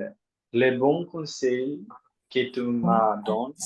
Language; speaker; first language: French; non-native, learner; Portuguese